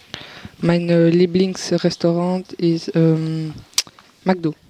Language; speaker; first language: German; non-native, learner; French